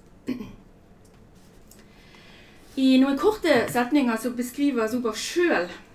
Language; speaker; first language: Norwegian; non-native, fluent; German